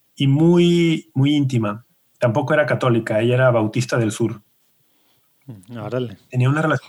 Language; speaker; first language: Spanish; native; Spanish